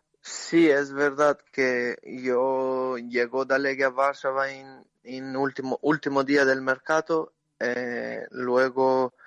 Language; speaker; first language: Spanish; non-native, learner; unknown